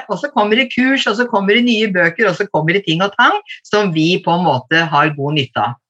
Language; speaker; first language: Norwegian; native; Norwegian